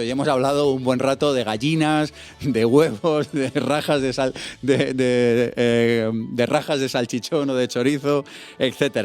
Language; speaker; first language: Spanish; native; Spanish